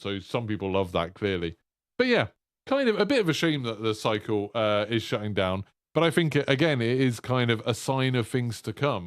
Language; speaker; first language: English; native; English